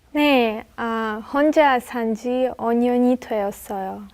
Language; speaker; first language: Korean; non-native, learner; Russian